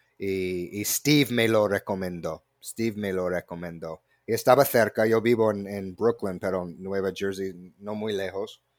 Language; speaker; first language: Spanish; non-native, fluent; English